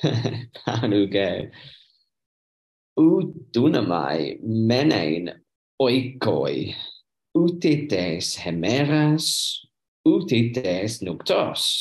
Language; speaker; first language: Greek; non-native, learner; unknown